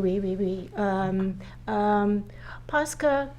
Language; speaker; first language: French; non-native, learner; English